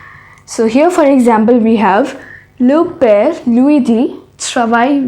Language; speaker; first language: French; non-native, fluent; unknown